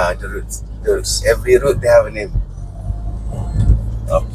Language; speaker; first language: English; non-native, learner; Malay